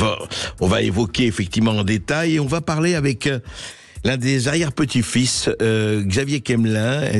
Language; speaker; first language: French; native; French